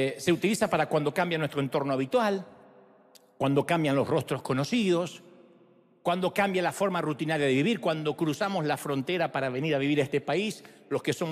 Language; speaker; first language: Spanish; native; Spanish